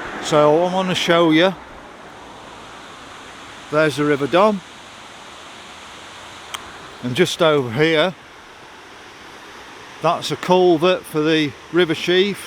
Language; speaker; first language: English; native; English